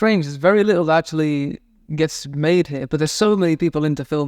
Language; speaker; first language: English; native; English